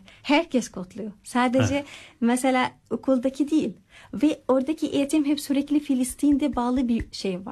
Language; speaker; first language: Turkish; non-native, fluent; Arabic